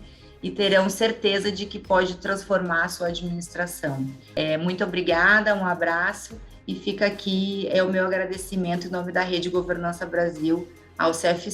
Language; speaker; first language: Portuguese; native; Portuguese